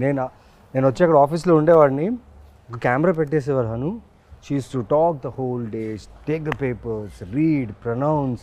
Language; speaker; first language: Telugu; native; Telugu